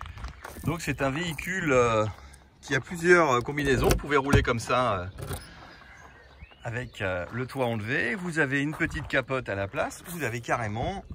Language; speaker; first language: French; native; French